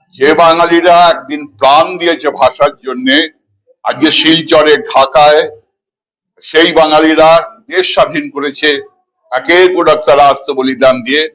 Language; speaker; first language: Bangla; native; Bangla